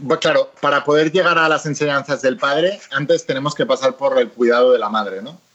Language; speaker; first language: Spanish; native; Spanish